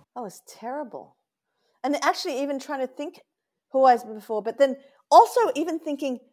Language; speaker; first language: English; native; English